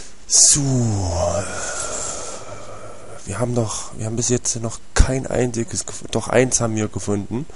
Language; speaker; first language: German; native; German